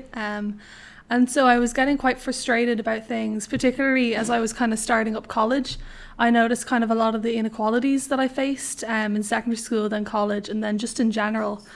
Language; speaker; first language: English; native; English